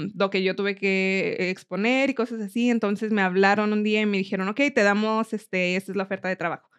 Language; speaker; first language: Spanish; native; Spanish